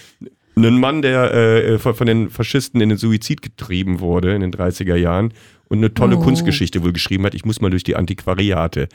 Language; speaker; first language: German; native; German